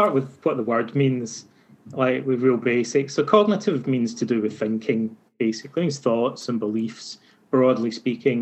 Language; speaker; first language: English; native; English